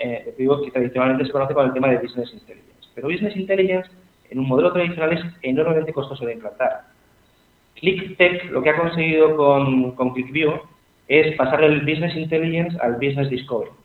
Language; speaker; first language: Spanish; native; Spanish